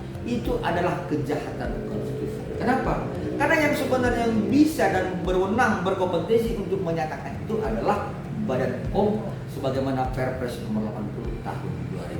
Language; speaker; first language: Indonesian; native; Indonesian